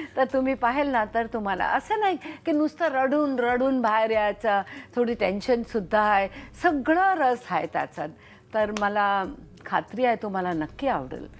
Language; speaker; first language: Marathi; non-native, local second language; Hindi